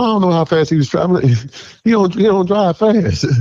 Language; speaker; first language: English; native; English